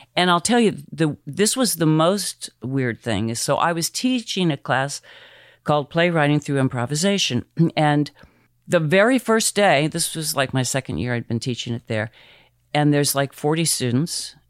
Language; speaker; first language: English; native; English